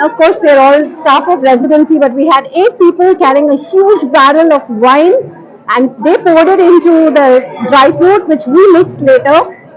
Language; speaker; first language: English; non-native, local second language; Tamil